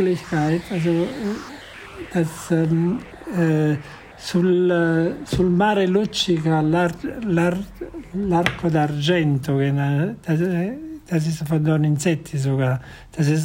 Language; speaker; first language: German; non-native, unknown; Italian